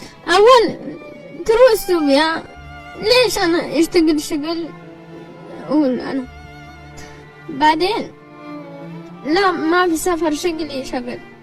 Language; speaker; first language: Arabic; non-native, learner; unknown